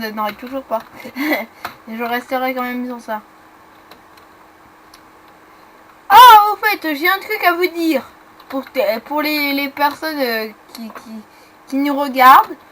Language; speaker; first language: French; native; French